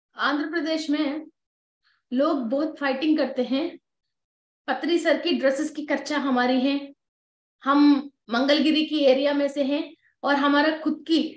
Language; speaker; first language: Hindi; non-native, local second language; Telugu